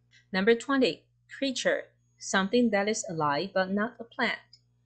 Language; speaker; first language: English; non-native, fluent; Chinese